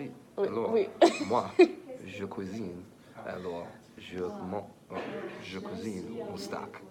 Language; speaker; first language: French; non-native, learner; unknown